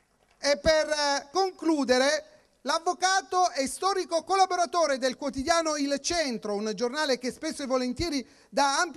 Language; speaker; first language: Italian; native; Italian